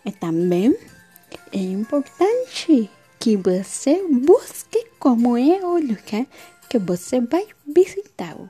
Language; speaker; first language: Portuguese; non-native, learner; Spanish